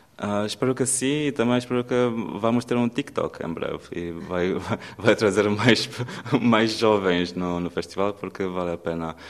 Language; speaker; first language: Portuguese; non-native, fluent; Romanian